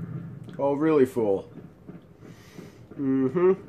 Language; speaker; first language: English; native; English